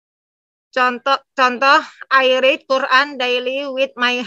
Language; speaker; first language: English; non-native, learner; Indonesian